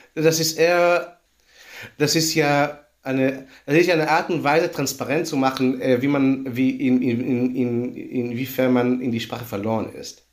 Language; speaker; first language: German; non-native, fluent; Hebrew